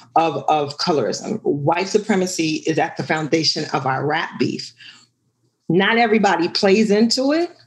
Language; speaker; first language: English; native; English